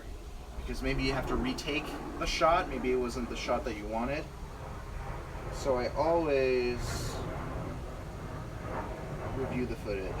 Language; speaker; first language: English; native; English